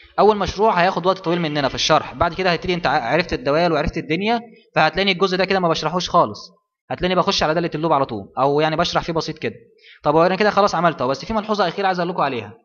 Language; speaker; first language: Arabic; native; Arabic